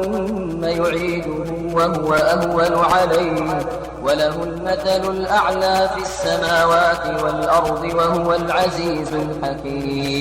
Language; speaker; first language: Arabic; native; Arabic